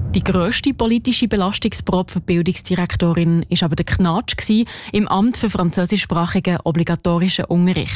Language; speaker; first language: German; native; German